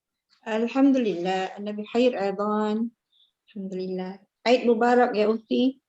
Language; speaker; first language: Arabic; non-native, learner; Malay